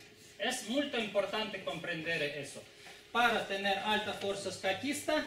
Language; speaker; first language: Spanish; non-native, fluent; Russian